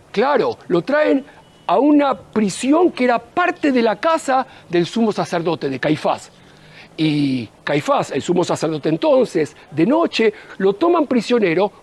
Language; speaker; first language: Spanish; native; Spanish